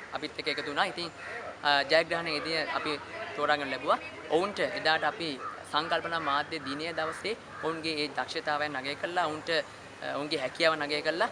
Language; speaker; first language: Sinhala; native; Sinhala